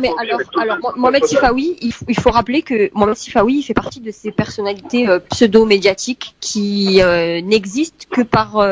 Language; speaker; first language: French; early bilingual, heritage; French